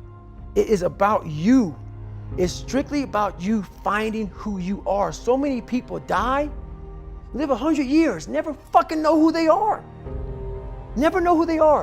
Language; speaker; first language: English; native; English